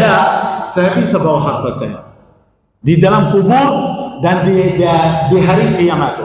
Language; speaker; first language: Indonesian; non-native, fluent; Arabic